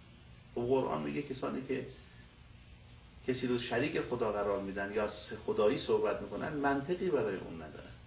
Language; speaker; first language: Persian; native; Persian